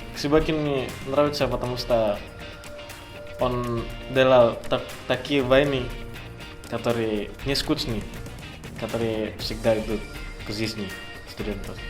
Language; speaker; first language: Russian; non-native, learner; Indonesian